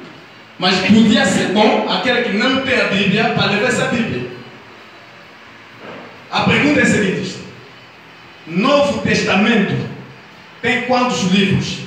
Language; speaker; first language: Portuguese; non-native, learner; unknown